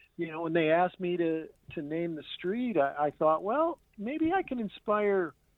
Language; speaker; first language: English; native; English